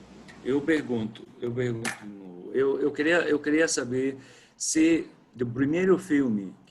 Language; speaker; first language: Portuguese; non-native, fluent; Arabic